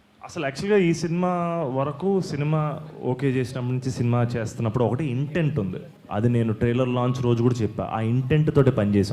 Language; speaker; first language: Telugu; native; Telugu